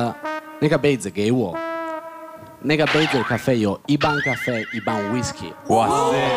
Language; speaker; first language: Chinese; non-native, learner; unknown